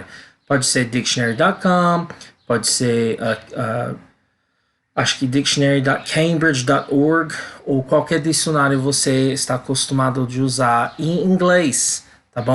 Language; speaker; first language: Portuguese; non-native, learner; English